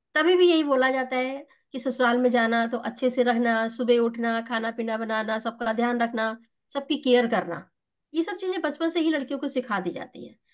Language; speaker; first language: Hindi; native; Hindi